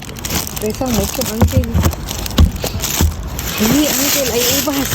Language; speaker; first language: Spanish; non-native, learner; Filipino